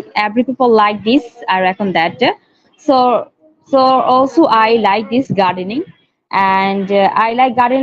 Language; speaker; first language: English; non-native, learner; Bangla